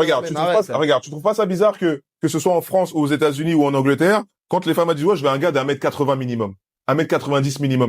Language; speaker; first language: French; native; French